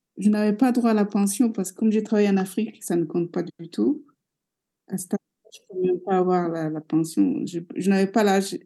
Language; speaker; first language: French; non-native, local second language; Rundi